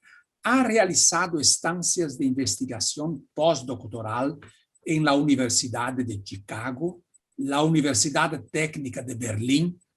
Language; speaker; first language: Spanish; non-native, fluent; Portuguese